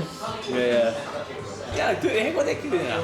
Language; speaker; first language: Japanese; non-native, learner; English